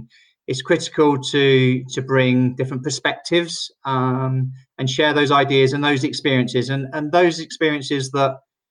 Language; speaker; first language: English; native; English